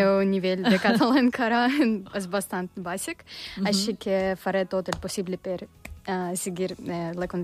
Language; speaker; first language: Catalan; non-native, learner; Russian